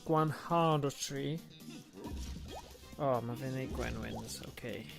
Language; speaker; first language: Welsh; non-native, local second language; English